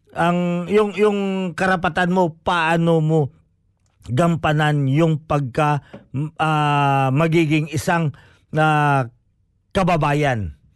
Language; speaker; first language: Filipino; non-native, local second language; Hiligaynon